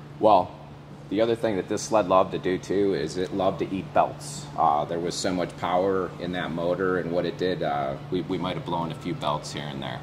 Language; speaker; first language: English; native; English